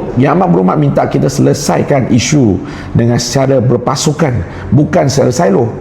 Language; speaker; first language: Malay; non-native, local second language; Chinese